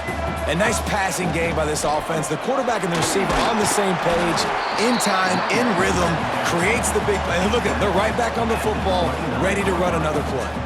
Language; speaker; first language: English; native; English